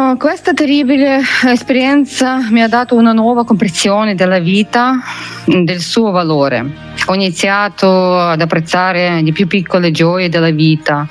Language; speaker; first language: Italian; non-native, fluent; Ukrainian